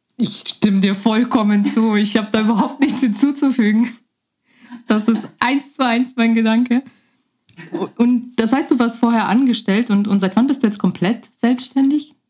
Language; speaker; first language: German; native; German